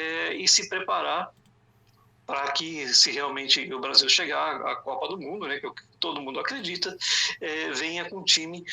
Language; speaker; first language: Portuguese; native; Portuguese